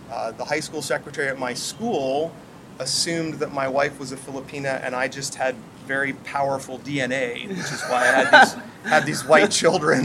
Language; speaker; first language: English; native; English